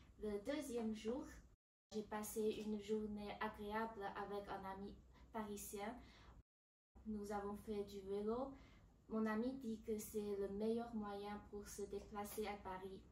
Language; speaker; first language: French; non-native, learner; Chinese